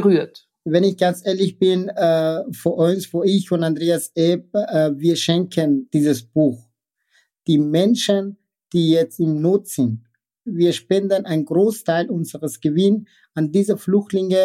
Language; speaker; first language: German; non-native, fluent; Persian